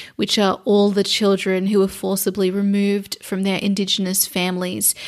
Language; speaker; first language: English; native; English